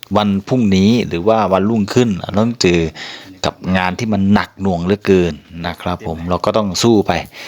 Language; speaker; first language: Thai; native; Thai